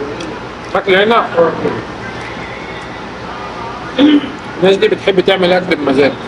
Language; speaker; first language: Arabic; native; Arabic